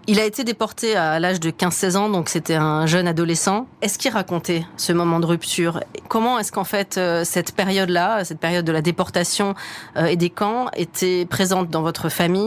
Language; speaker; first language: French; non-native, fluent; Czech